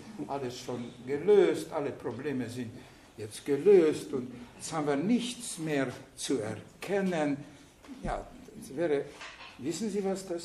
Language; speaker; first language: German; non-native, fluent; Hungarian